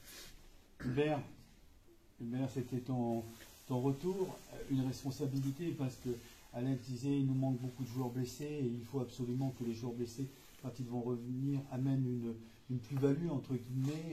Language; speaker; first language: French; native; French